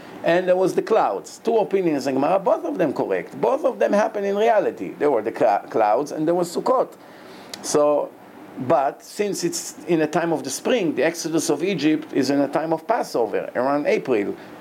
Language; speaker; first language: English; non-native, fluent; Hebrew